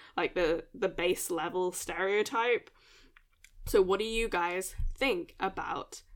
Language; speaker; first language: English; early bilingual, other home language; Malay